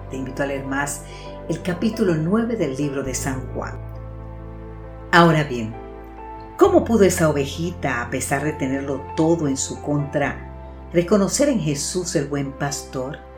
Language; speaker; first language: Spanish; native; Spanish